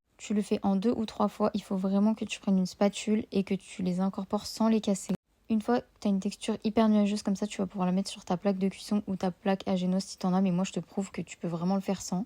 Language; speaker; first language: French; native; French